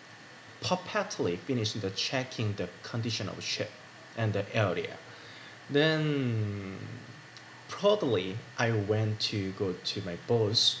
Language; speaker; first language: English; non-native, learner; Korean